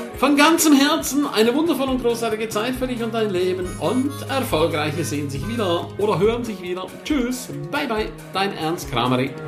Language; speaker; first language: German; non-native, local second language; Romansh